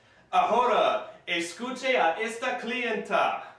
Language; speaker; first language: Spanish; non-native, learner; English